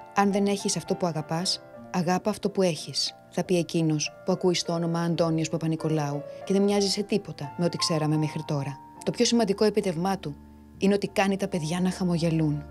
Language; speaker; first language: Greek; native; Greek